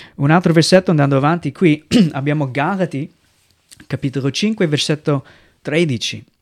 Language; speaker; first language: Italian; non-native, fluent; English